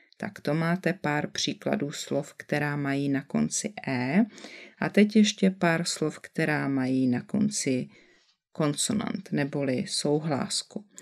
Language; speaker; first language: Czech; native; Czech